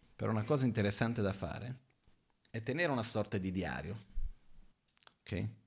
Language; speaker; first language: Italian; non-native, fluent; Portuguese